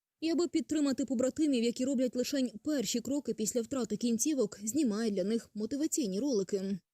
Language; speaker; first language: Ukrainian; native; Ukrainian